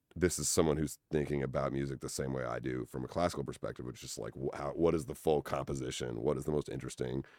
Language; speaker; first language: English; native; English